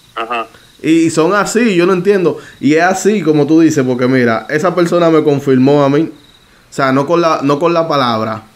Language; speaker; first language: Spanish; native; Spanish